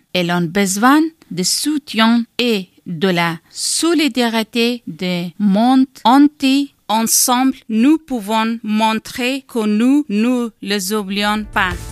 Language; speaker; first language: French; non-native, learner; Persian